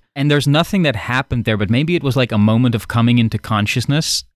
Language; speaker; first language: English; non-native, fluent; Dutch